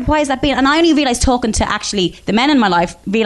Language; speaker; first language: English; native; English